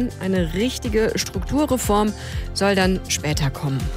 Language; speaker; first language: German; native; German